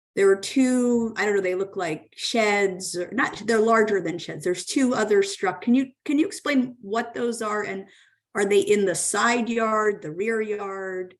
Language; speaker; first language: English; native; English